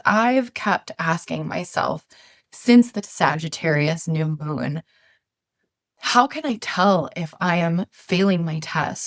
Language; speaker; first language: English; native; English